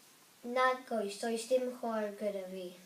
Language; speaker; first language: Welsh; non-native, local second language; English